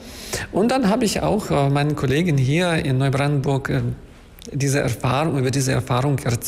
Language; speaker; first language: German; non-native, fluent; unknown